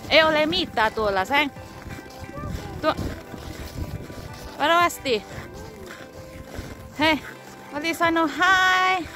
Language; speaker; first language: Finnish; non-native, learner; Indonesian